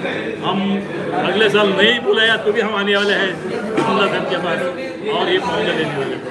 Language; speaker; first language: Hindi; non-native, local second language; Marathi